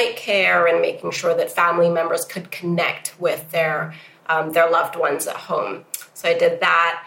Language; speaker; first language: English; non-native, local second language; Cantonese